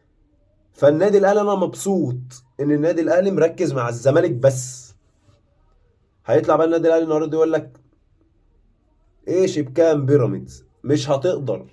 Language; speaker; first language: Arabic; native; Arabic